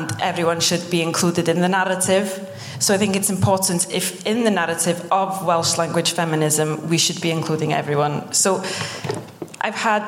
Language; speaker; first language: English; non-native, local second language; Welsh